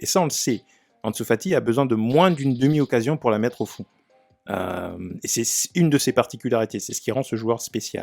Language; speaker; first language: French; native; French